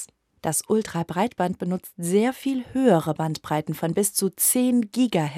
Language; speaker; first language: German; native; German